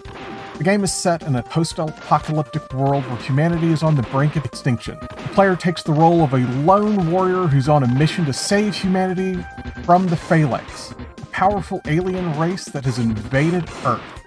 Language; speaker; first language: English; native; English